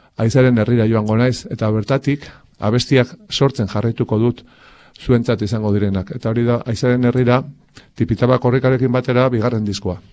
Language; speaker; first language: Basque; native; Basque